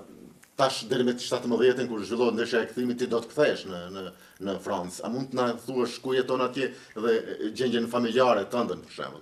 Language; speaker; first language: Albanian; native; Albanian